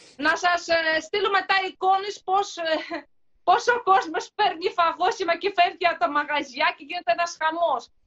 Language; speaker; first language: Greek; early bilingual, heritage; Greek